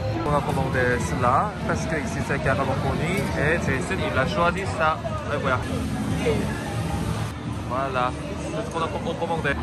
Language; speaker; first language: French; non-native, fluent; Korean